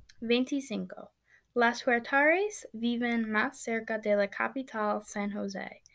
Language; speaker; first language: Spanish; non-native, learner; English